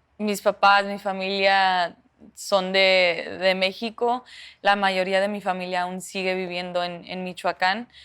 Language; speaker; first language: Spanish; early bilingual, heritage; Spanish